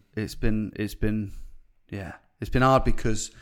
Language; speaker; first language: English; native; English